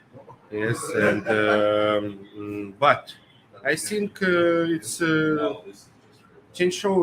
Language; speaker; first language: English; non-native, learner; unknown